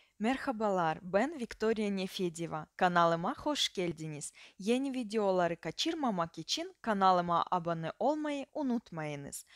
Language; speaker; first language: Turkish; non-native, fluent; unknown